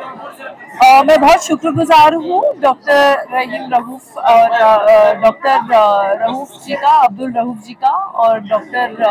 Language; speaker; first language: Hindi; native; Hindi